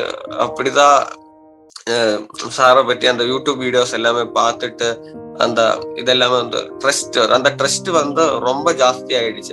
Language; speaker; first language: Tamil; non-native, learner; Malayalam